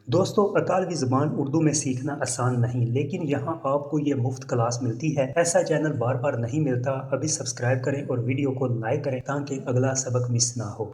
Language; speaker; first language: Urdu; non-native, local second language; Punjabi